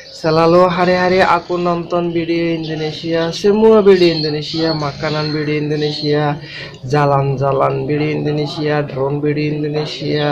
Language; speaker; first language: Indonesian; non-native, learner; Bangla